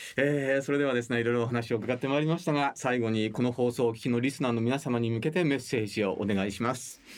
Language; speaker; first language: Japanese; native; Japanese